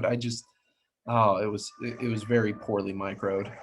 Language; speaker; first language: English; native; English